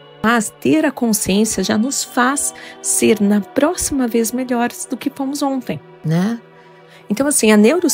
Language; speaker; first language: Portuguese; native; Portuguese